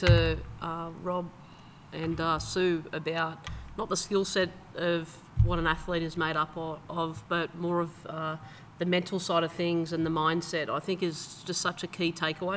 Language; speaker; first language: English; native; English